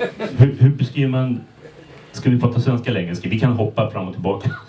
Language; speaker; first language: Swedish; native; Swedish